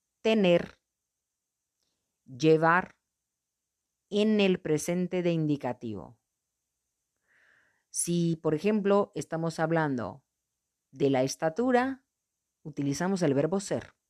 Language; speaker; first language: Spanish; non-native, fluent; Portuguese